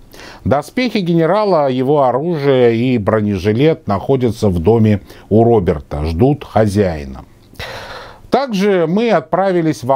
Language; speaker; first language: Russian; native; Russian